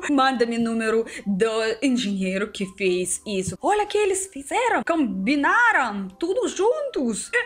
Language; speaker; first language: Portuguese; non-native, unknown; Russian